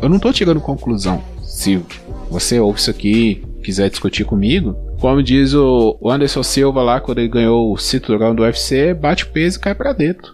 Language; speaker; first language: Portuguese; native; Portuguese